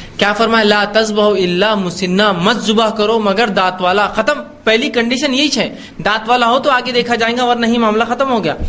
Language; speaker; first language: Urdu; native; Urdu